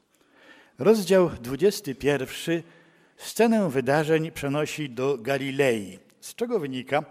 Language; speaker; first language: Polish; native; Polish